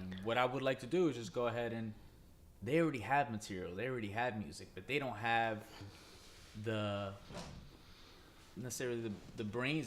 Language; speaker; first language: English; native; English